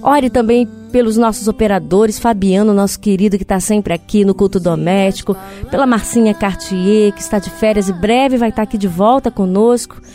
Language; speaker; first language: Portuguese; native; Portuguese